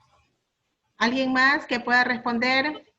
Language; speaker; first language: Spanish; native; Spanish